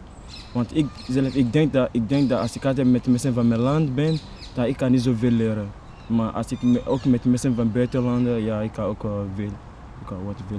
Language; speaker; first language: Dutch; non-native, learner; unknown